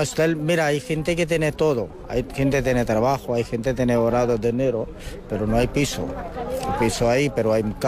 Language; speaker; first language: Spanish; non-native, learner; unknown